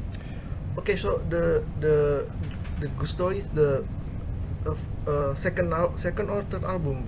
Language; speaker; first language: English; non-native, learner; Indonesian